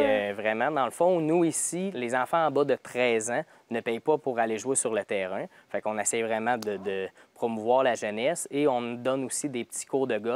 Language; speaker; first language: French; native; French